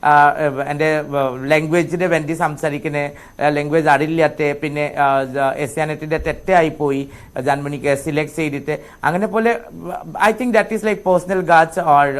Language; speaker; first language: Malayalam; non-native, local second language; Assamese